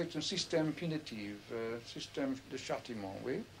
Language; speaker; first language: French; non-native, fluent; English